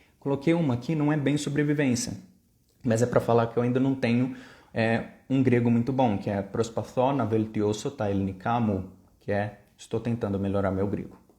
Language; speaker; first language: Portuguese; native; Portuguese